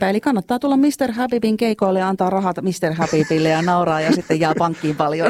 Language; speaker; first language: Finnish; native; Finnish